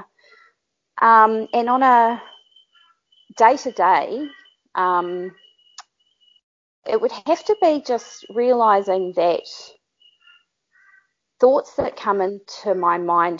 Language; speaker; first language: English; native; English